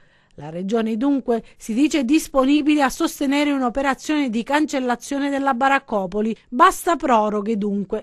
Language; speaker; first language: Italian; native; Italian